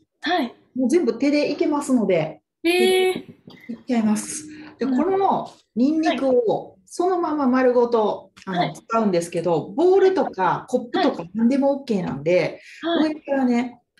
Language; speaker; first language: Japanese; native; Japanese